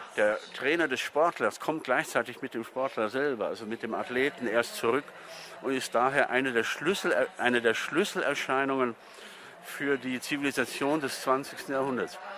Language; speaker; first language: German; native; German